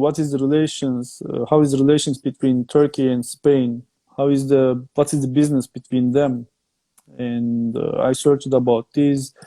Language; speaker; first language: English; non-native, fluent; Turkish